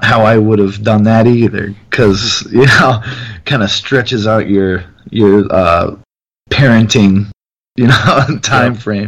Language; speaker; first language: English; native; English